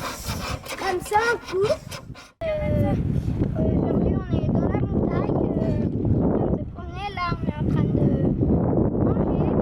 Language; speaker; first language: French; early bilingual, heritage; French